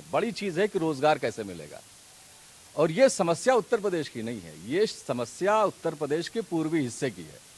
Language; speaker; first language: Hindi; native; Hindi